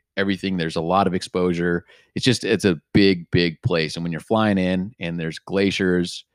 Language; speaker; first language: English; native; English